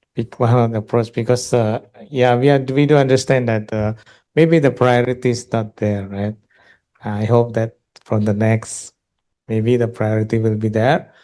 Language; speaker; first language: English; non-native, local second language; Indonesian